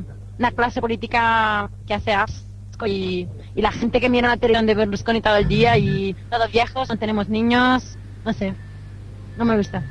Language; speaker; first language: Spanish; non-native, fluent; Italian